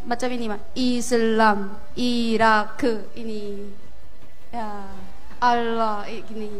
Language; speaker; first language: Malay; non-native, fluent; Korean